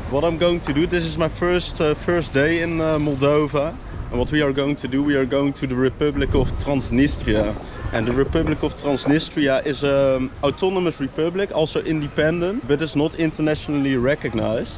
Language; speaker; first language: English; non-native, fluent; Dutch